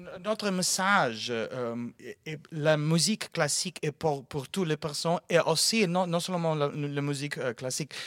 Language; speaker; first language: French; non-native, learner; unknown